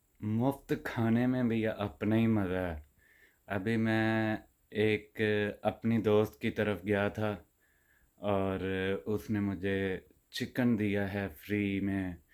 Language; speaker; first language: Urdu; non-native, local second language; Punjabi